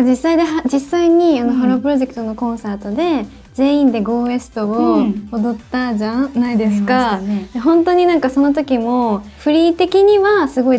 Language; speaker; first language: Japanese; native; Japanese